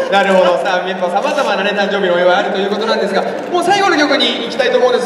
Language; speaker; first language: Japanese; native; Japanese